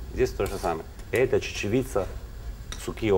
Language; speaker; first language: Russian; non-native, learner; Italian